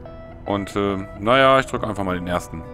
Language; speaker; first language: German; native; German